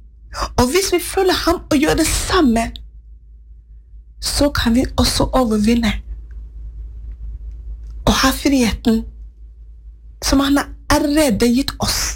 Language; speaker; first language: Norwegian; non-native, fluent; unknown